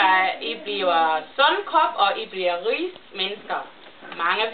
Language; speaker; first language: Danish; non-native, learner; Burmese